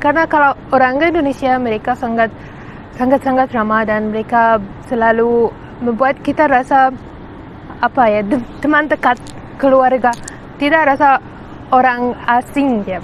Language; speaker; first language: Indonesian; non-native, fluent; Arabic